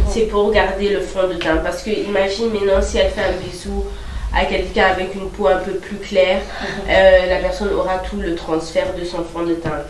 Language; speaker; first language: French; non-native, local second language; Lingala